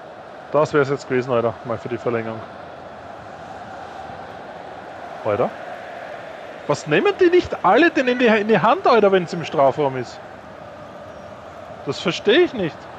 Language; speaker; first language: German; native; German